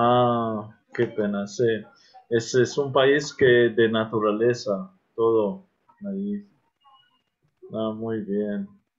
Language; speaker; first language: Spanish; non-native, fluent; Arabic